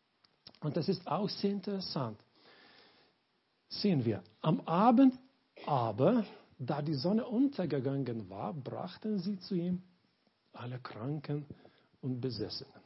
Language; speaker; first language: German; non-native, learner; Lithuanian